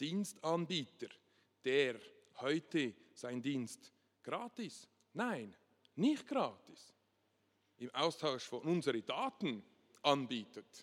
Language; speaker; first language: German; non-native, local second language; French